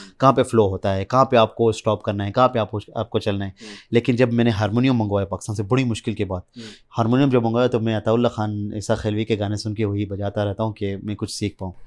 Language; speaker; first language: Urdu; early bilingual, heritage; Urdu